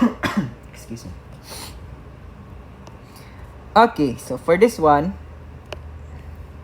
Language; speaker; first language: English; non-native, local second language; Cebuano